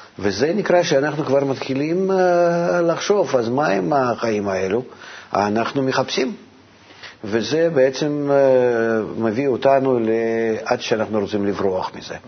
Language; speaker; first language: Hebrew; non-native, fluent; Russian